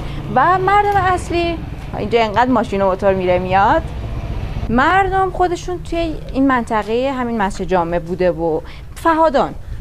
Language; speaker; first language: Persian; native; Persian